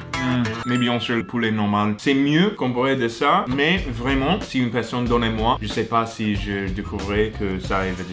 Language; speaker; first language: French; non-native, learner; English